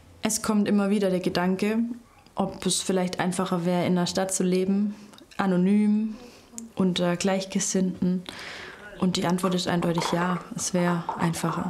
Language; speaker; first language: German; native; German